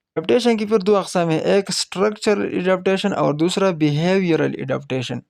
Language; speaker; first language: Urdu; non-native, local second language; Pashto